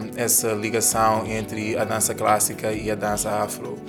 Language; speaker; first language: Portuguese; non-native, fluent; English